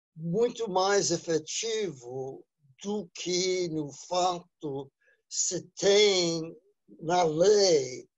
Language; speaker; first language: Portuguese; non-native, fluent; English